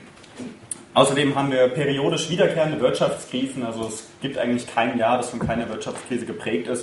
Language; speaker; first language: German; native; German